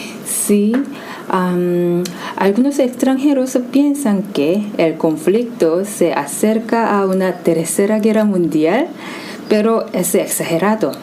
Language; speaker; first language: Spanish; non-native, fluent; Korean